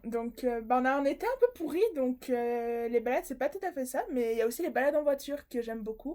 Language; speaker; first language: French; native; French